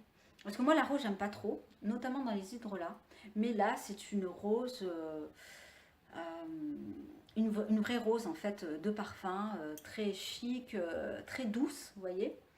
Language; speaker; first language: French; native; French